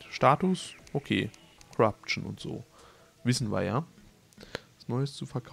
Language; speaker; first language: German; native; German